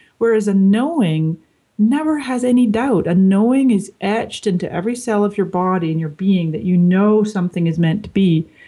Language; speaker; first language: English; native; English